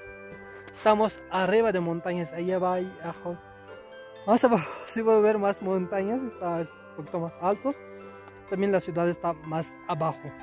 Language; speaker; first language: Spanish; non-native, learner; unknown